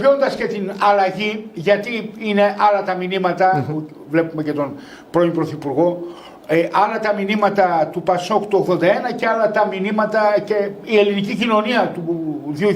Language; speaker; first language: Greek; native; Greek